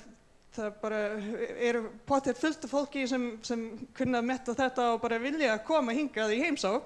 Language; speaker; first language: Icelandic; non-native, fluent; English